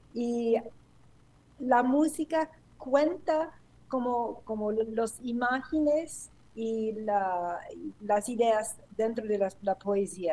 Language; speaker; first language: Spanish; non-native, fluent; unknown